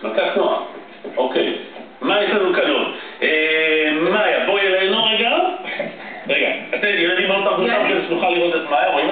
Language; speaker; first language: Hebrew; native; Hebrew